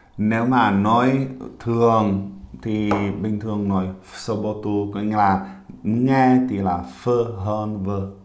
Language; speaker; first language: Vietnamese; non-native, fluent; Czech